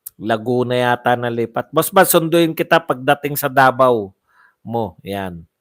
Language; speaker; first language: Filipino; non-native, local second language; Waray